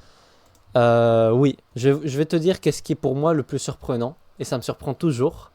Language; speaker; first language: French; native; French